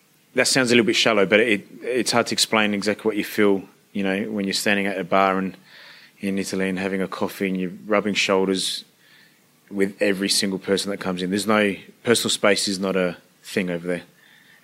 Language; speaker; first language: English; early bilingual, other home language; Italian